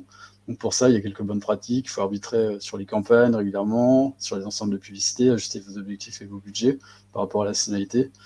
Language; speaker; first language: French; native; French